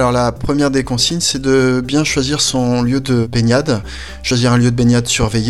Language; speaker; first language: French; native; French